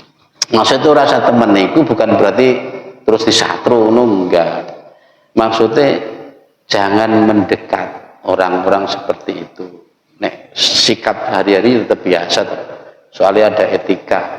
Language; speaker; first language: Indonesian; non-native, local second language; Javanese